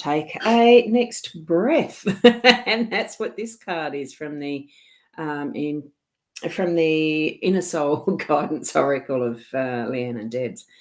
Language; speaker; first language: English; native; English